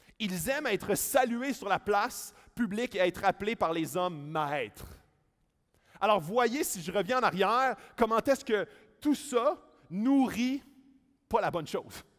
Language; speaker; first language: French; native; French